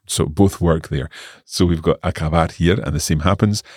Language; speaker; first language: English; native; English